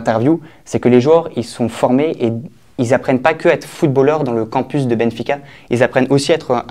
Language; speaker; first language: French; native; French